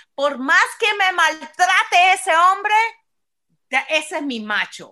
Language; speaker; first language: Spanish; early bilingual, heritage; Spanish